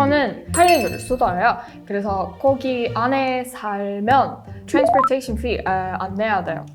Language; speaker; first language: Korean; non-native, learner; Estonian